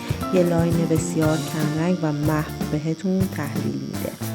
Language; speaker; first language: Persian; native; Persian